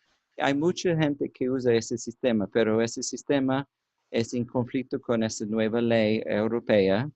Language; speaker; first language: Spanish; non-native, learner; English